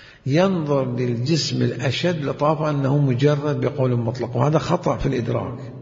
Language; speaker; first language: Arabic; native; Arabic